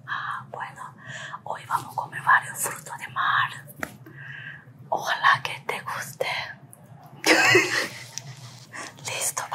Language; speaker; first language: Spanish; non-native, learner; Korean